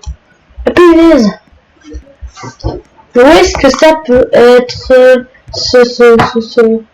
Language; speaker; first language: French; native; French